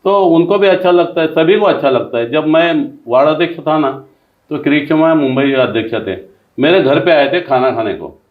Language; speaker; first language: Hindi; non-native, local second language; Marathi